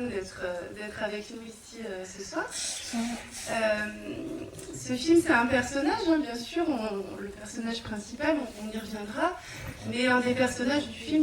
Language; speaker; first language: French; native; French